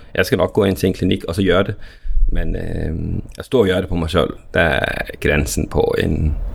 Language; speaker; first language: Danish; native; Danish